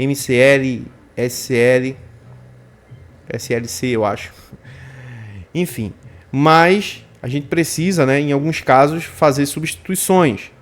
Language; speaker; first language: Portuguese; native; Portuguese